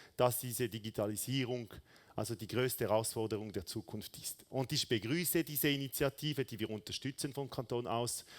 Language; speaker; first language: German; non-native, local second language; French